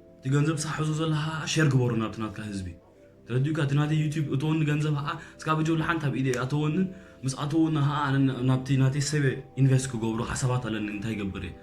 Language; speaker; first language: Tigrinya; native; Tigrinya